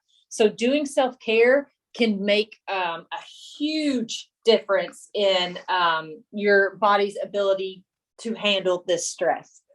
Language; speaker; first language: English; native; English